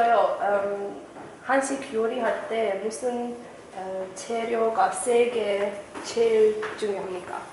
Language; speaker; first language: Korean; non-native, learner; English